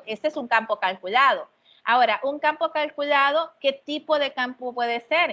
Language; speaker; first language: Spanish; native; Spanish